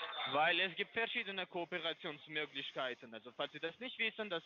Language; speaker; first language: German; non-native, fluent; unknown